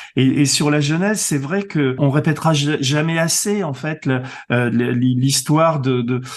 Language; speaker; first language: French; native; French